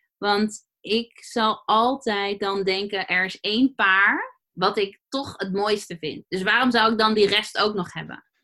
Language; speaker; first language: Dutch; native; Dutch